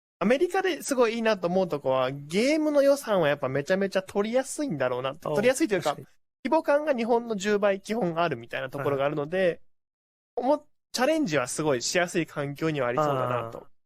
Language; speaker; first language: Japanese; native; Japanese